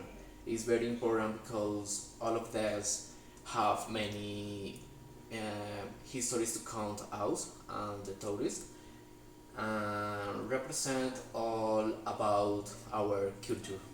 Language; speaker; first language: English; non-native, learner; Spanish